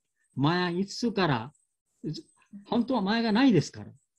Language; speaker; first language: Japanese; non-native, learner; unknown